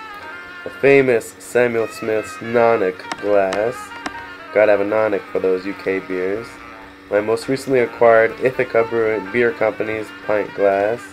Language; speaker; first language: English; native; English